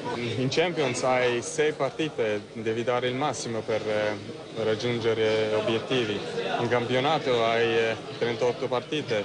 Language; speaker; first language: Italian; non-native, fluent; Turkish